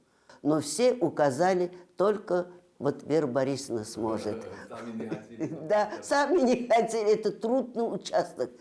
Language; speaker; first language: Russian; native; Russian